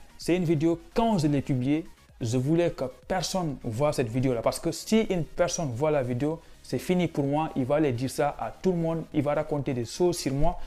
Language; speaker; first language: French; non-native, local second language; Wolof